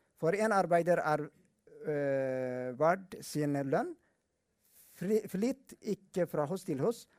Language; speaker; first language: Norwegian; non-native, fluent; Amharic